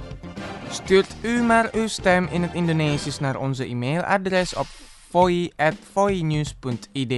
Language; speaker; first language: Dutch; non-native, learner; Indonesian